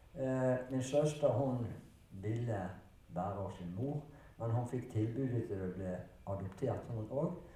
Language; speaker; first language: Norwegian; early bilingual, other home language; German